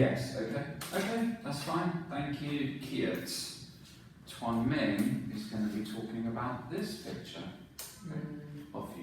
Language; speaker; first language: English; non-native, fluent; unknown